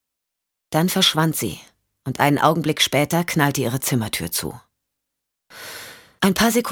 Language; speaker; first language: German; native; German